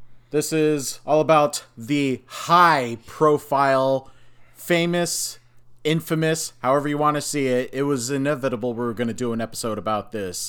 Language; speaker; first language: English; native; English